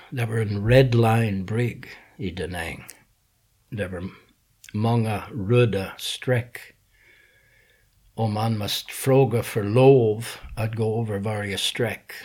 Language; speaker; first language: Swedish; non-native, fluent; English